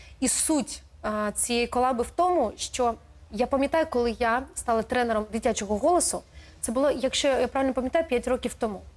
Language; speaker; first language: Ukrainian; non-native, local second language; Russian